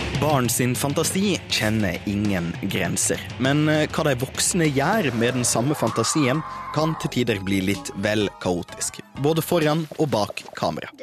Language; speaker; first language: Norwegian; native; Norwegian